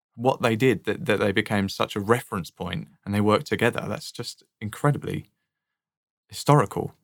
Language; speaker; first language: English; native; English